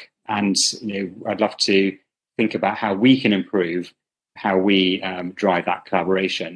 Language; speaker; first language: English; native; English